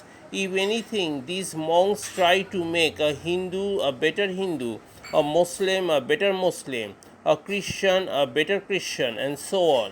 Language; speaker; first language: English; non-native, local second language; Bangla